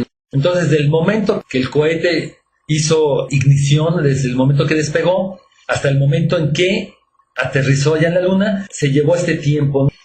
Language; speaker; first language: Spanish; native; Spanish